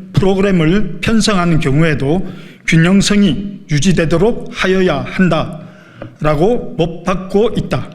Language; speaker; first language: Korean; native; Korean